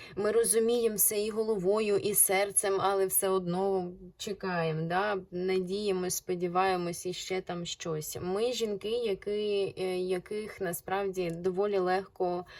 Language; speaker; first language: Ukrainian; non-native, local second language; Russian